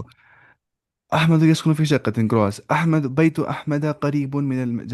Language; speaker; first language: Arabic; non-native, fluent; Urdu